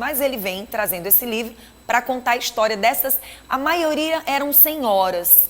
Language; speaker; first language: Portuguese; native; Portuguese